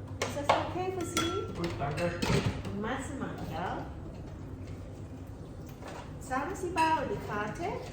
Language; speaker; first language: German; non-native, learner; Thai